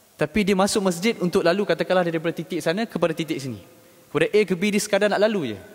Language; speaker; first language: Malay; native; Malay